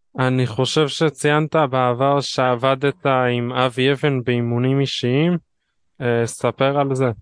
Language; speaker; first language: Hebrew; native; Hebrew